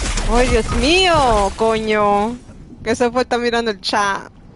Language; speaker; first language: Spanish; early bilingual, heritage; Spanish